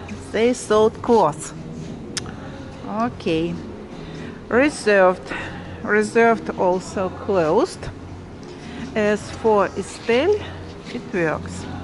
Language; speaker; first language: English; non-native, fluent; Russian